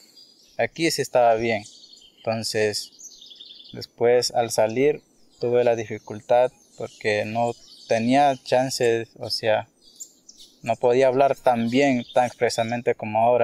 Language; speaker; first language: Spanish; non-native, local second language; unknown